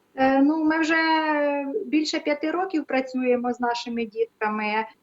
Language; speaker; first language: Ukrainian; native; Ukrainian